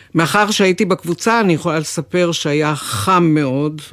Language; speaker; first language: Hebrew; native; Hebrew